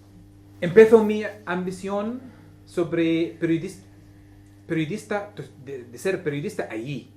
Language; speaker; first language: Spanish; non-native, learner; Arabic